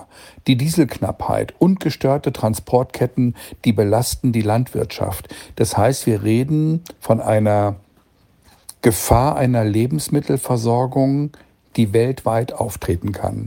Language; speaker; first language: German; native; German